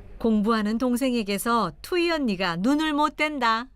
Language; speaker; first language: Korean; native; Korean